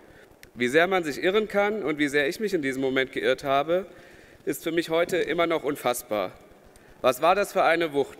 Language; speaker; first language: German; native; German